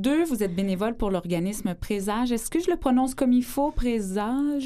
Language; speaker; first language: French; native; French